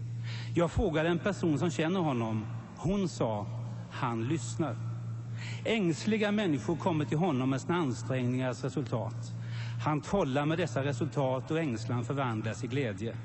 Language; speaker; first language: Swedish; native; Swedish